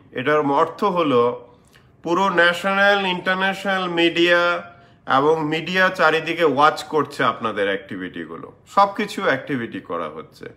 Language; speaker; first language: Bangla; native; Bangla